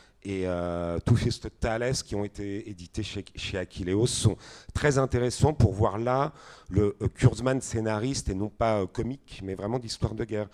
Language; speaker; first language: French; native; French